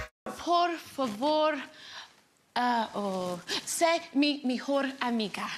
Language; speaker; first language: Spanish; non-native, learner; English